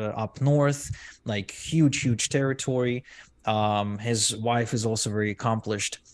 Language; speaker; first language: English; non-native, fluent; Hebrew